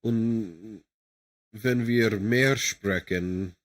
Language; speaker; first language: German; non-native, learner; English